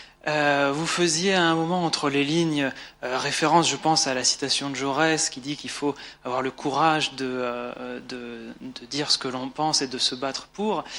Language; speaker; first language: French; native; French